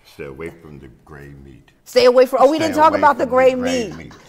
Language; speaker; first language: English; native; English